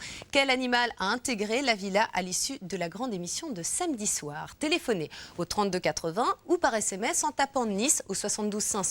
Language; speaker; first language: French; native; French